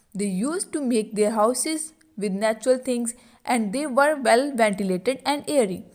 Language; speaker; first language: English; non-native, local second language; Punjabi